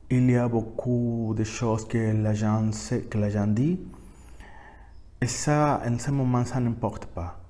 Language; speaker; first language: French; non-native, learner; Spanish